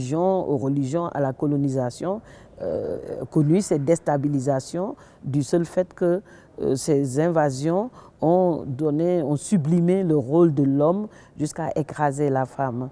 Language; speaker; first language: French; non-native, local second language; Wolof